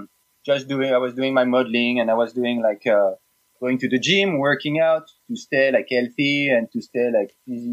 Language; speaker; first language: English; non-native, fluent; French